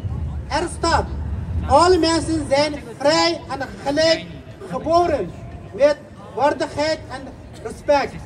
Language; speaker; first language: Dutch; non-native, fluent; Uyghur